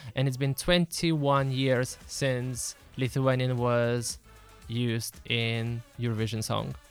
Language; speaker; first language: English; early bilingual, other home language; Lithuanian